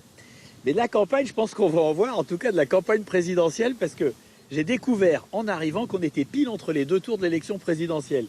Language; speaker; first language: French; native; French